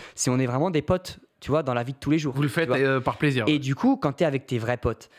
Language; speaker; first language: French; native; French